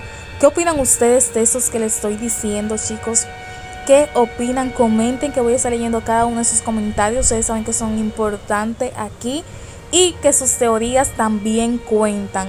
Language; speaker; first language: Spanish; native; Spanish